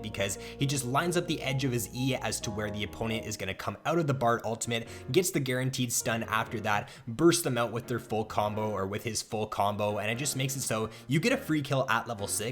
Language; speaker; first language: English; native; English